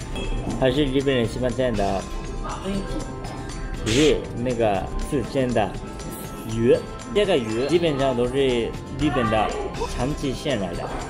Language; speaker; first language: Chinese; non-native, fluent; Japanese